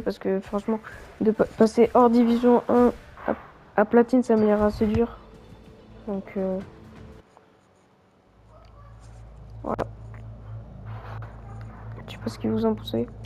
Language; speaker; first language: French; native; French